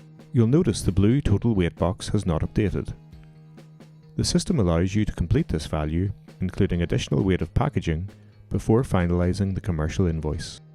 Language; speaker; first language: English; native; English